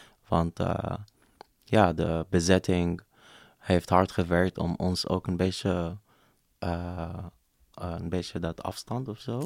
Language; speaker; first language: Dutch; non-native, fluent; Arabic